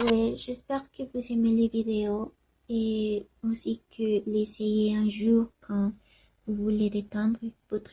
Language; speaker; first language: French; non-native, learner; Spanish